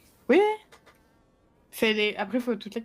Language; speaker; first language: French; native; French